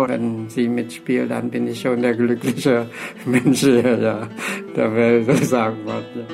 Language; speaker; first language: German; non-native, learner; Khmer